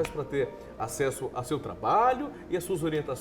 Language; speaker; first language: Portuguese; native; Portuguese